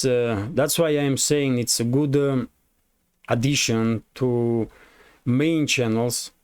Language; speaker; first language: English; non-native, fluent; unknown